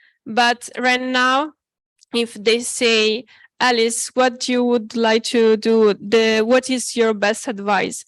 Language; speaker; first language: English; non-native, fluent; Italian